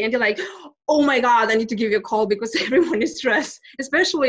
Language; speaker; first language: English; non-native, fluent; Lithuanian